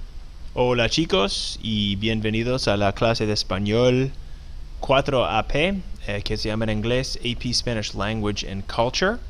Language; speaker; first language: Spanish; non-native, fluent; English